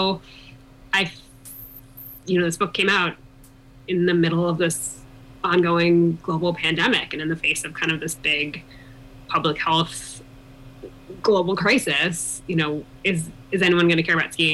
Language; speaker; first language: English; native; English